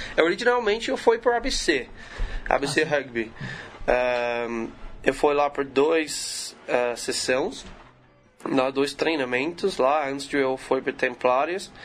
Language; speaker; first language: Portuguese; non-native, learner; English